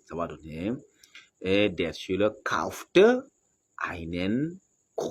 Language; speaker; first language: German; non-native, fluent; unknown